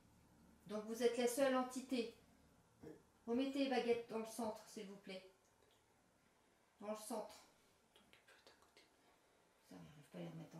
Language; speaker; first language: French; native; French